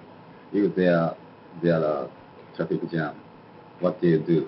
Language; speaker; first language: English; non-native, learner; Japanese